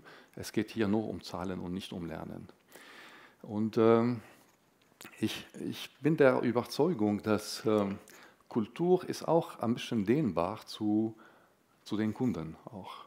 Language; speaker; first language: German; non-native, fluent; Arabic